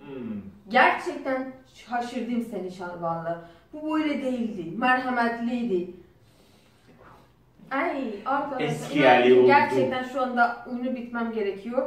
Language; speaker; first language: Turkish; non-native, learner; Azerbaijani